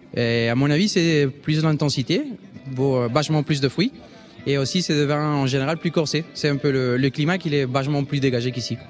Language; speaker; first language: French; non-native, fluent; Spanish